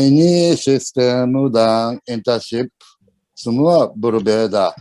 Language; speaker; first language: Indonesian; non-native, learner; Japanese